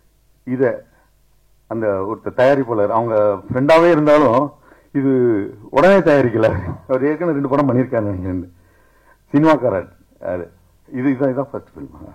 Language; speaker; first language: Tamil; native; Tamil